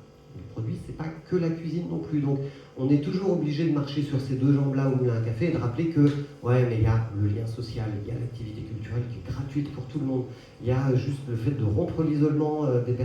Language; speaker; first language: French; native; French